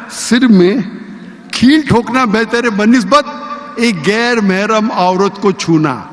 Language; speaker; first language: Urdu; non-native, local second language; Konkani